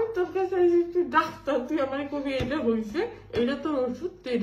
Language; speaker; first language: English; non-native, local second language; Bangla